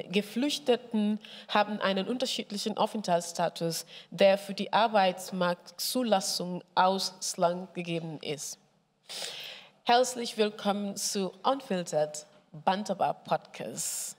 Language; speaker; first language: German; non-native, fluent; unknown